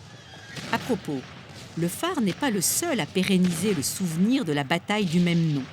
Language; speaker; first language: French; native; French